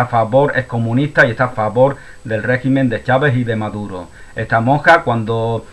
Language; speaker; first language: Spanish; native; Spanish